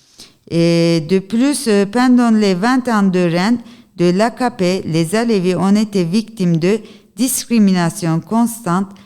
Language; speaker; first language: French; non-native, learner; Turkish